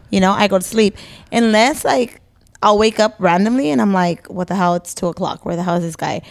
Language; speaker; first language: English; early bilingual, other home language; Spanish